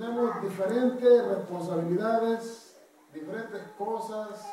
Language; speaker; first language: Spanish; non-native, fluent; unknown